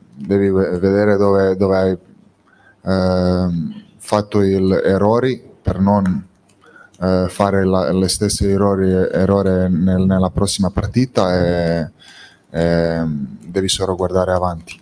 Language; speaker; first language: Italian; non-native, fluent; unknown